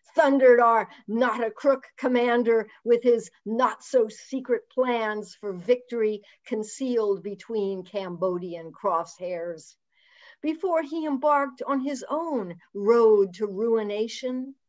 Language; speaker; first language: English; native; English